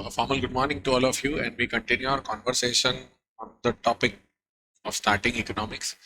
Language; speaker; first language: English; non-native, local second language; Hindi